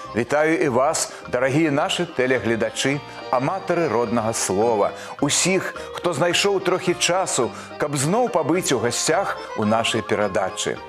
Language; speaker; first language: Belarusian; native; Belarusian